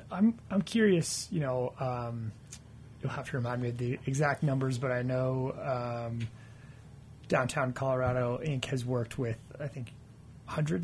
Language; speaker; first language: English; native; English